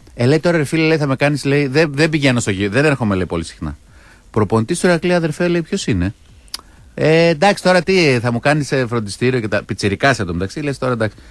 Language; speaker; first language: Greek; native; Greek